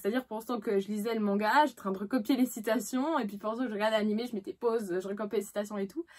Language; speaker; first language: French; native; French